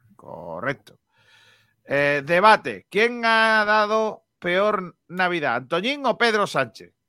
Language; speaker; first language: Spanish; native; Spanish